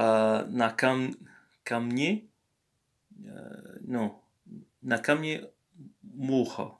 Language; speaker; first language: Russian; non-native, learner; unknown